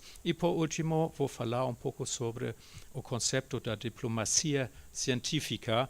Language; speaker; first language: Portuguese; non-native, fluent; German